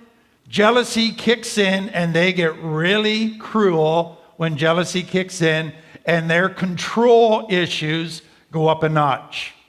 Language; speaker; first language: English; native; English